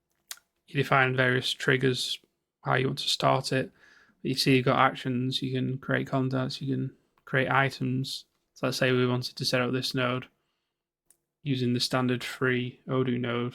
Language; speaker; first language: English; native; English